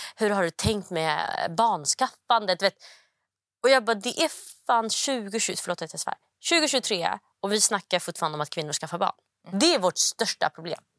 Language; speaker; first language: Swedish; early bilingual, other home language; Somali